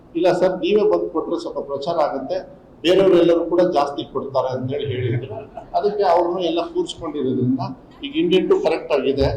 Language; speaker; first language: Kannada; native; Kannada